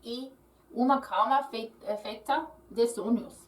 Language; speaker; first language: Portuguese; non-native, learner; English